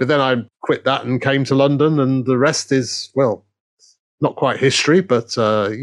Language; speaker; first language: English; native; English